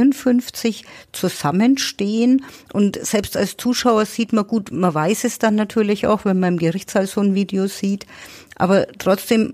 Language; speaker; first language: German; native; German